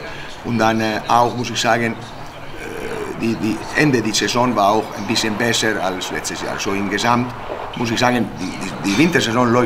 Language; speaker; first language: German; non-native, fluent; Spanish